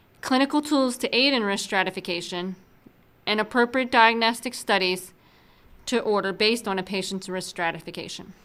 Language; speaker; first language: English; native; English